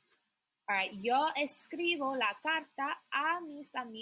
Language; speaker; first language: Spanish; non-native, learner; English